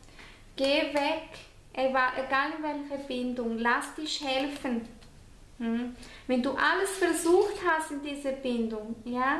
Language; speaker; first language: German; non-native, fluent; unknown